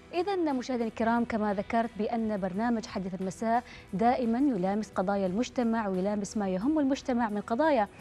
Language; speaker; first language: Arabic; native; Arabic